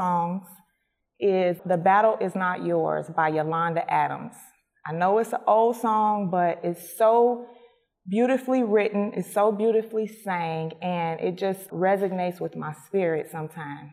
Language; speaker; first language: English; native; English